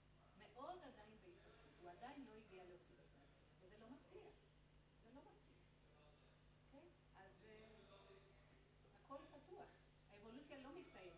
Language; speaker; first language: Hebrew; native; Hebrew